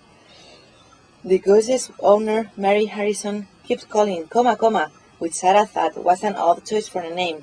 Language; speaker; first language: English; non-native, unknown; Spanish